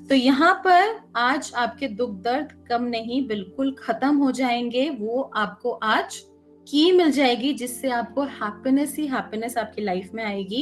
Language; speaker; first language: Hindi; native; Hindi